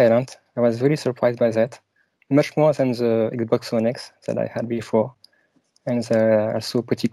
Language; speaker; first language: English; non-native, fluent; French